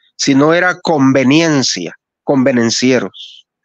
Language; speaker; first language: Spanish; native; Spanish